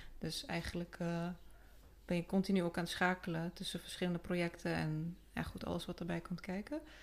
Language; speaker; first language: Dutch; early bilingual, other home language; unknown